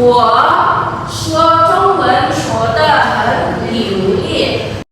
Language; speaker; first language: Chinese; non-native, fluent; Indonesian